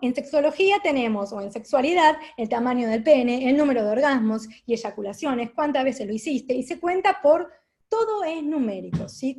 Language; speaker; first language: Spanish; native; Spanish